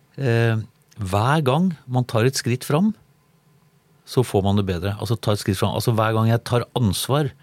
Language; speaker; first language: Norwegian; native; Norwegian